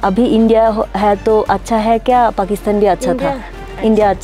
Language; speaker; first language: Hindi; non-native, learner; Bangla